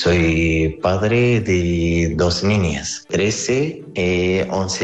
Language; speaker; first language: Spanish; non-native, learner; Arabic